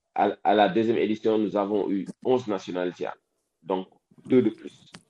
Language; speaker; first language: French; non-native, local second language; Wolof